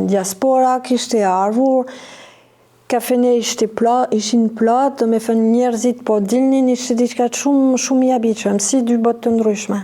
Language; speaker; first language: Albanian; non-native, fluent; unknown